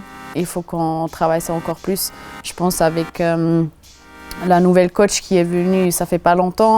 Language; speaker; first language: French; non-native, local second language; German